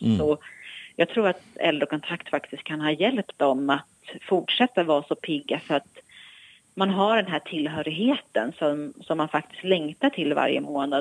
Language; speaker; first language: Swedish; native; Swedish